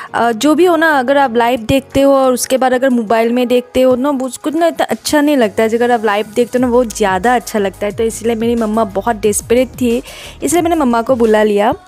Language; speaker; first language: Hindi; non-native, local second language; Assamese